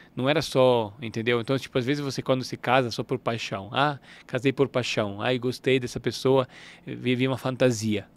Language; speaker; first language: Portuguese; non-native, fluent; Italian